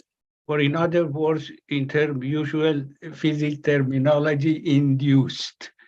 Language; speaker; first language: English; non-native, fluent; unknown